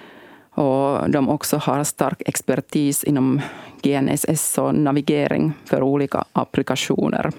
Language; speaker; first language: Swedish; non-native, local second language; Finnish